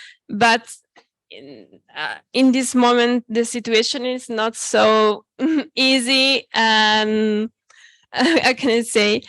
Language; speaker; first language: English; non-native, fluent; Italian